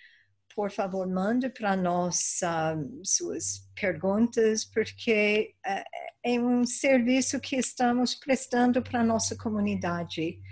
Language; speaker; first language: Portuguese; non-native, fluent; Spanish